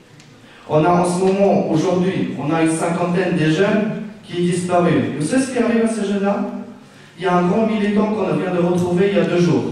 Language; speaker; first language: French; non-native, fluent; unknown